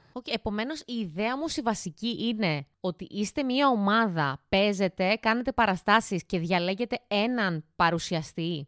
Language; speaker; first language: Greek; native; Greek